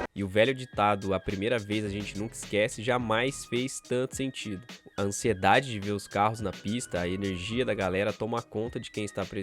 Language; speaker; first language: Portuguese; native; Portuguese